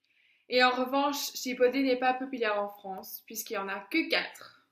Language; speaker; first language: French; non-native, learner; English